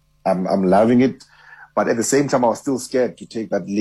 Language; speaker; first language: English; non-native, local second language; Xhosa